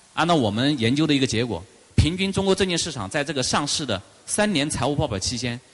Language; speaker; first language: Chinese; native; Chinese